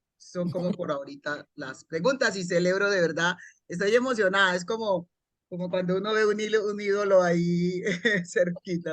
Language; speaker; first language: Spanish; native; Spanish